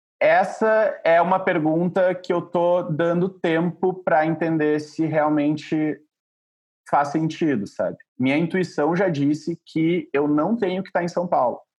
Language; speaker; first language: Portuguese; native; Portuguese